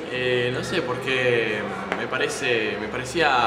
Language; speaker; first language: Spanish; non-native, learner; Italian